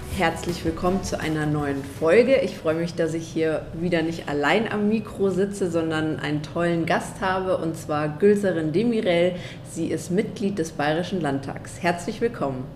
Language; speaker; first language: German; native; German